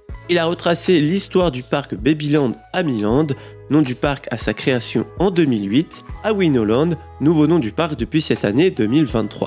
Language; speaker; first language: French; native; French